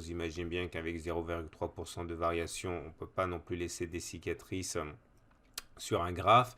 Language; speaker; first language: French; native; French